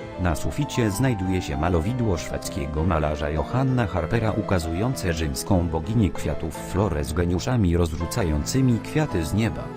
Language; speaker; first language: Polish; native; Polish